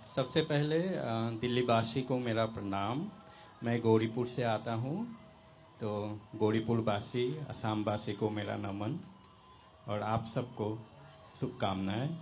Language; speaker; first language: Hindi; non-native, local second language; Assamese